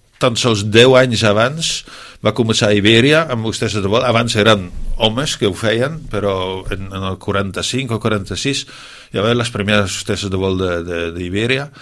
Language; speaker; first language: Catalan; non-native, fluent; Dutch